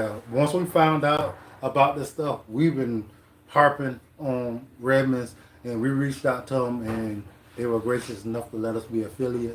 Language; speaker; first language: English; native; English